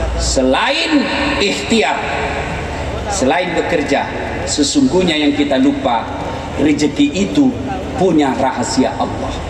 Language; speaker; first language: Indonesian; non-native, local second language; Buginese